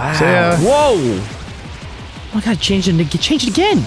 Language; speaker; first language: English; native; English